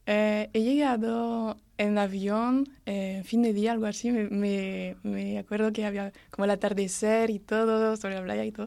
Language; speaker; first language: Spanish; early bilingual, heritage; French